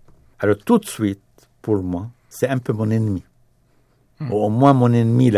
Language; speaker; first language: French; non-native, fluent; Arabic